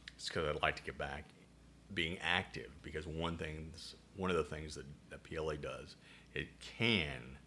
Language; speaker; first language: English; native; English